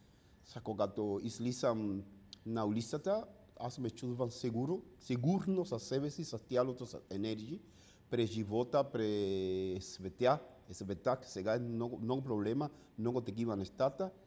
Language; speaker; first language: Bulgarian; non-native, learner; Spanish